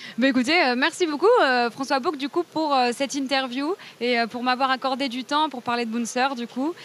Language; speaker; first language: French; native; French